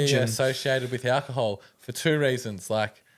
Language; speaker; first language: English; native; English